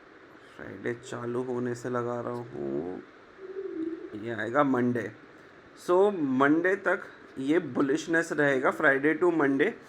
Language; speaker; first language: Hindi; native; Hindi